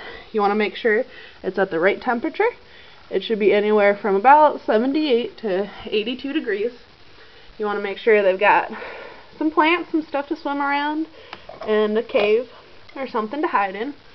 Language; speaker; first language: English; native; English